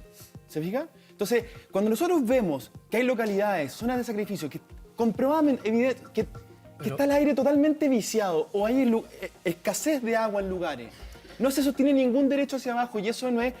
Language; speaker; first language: Spanish; native; Spanish